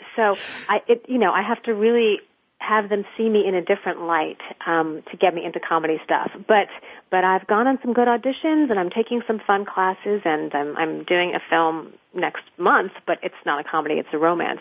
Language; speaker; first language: English; native; English